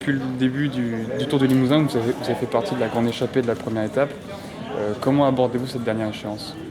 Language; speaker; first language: French; native; French